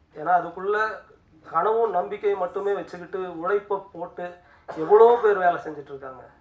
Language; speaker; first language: Tamil; native; Tamil